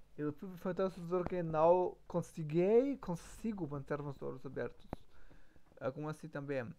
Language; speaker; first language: Portuguese; non-native, learner; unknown